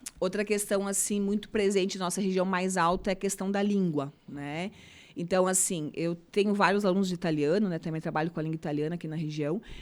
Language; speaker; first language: Portuguese; native; Portuguese